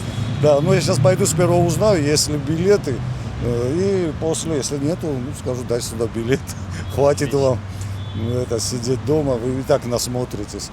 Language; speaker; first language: Russian; non-native, fluent; Georgian